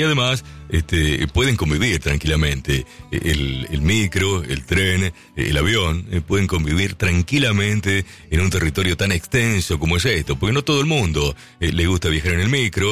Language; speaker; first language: Spanish; native; Spanish